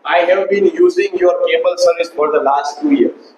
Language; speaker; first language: English; non-native, local second language; Gujarati